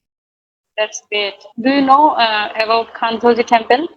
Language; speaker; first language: English; non-native, learner; Bangla